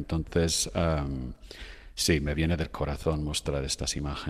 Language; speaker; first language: Spanish; non-native, fluent; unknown